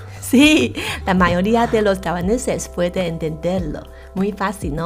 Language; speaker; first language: Spanish; non-native, fluent; Chinese